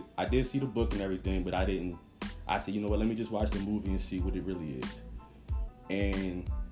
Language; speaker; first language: English; native; English